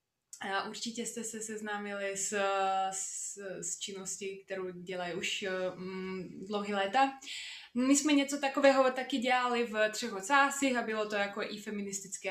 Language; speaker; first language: Czech; non-native, fluent; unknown